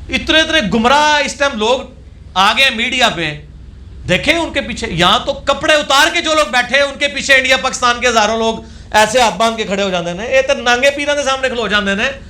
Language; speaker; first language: Urdu; non-native, local second language; Punjabi